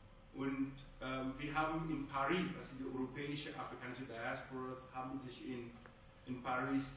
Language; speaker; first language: German; non-native, fluent; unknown